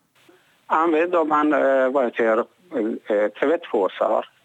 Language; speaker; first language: Swedish; non-native, learner; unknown